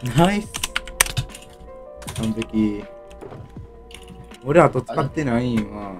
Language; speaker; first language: Japanese; native; Japanese